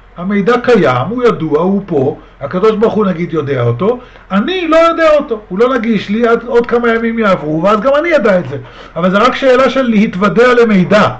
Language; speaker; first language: Hebrew; native; Hebrew